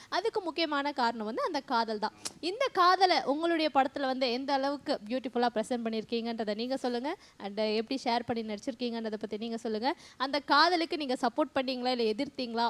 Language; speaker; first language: Tamil; native; Tamil